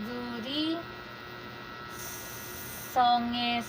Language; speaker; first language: Korean; non-native, learner; Filipino